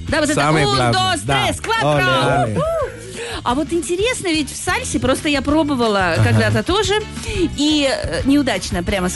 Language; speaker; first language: Russian; native; Russian